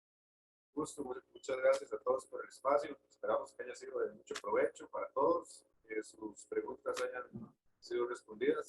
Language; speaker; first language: Spanish; native; Spanish